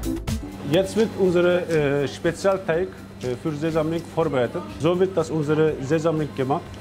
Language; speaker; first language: German; non-native, learner; Turkish